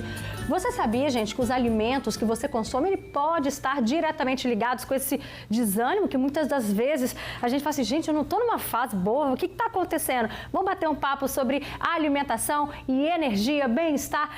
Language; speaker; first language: Portuguese; native; Portuguese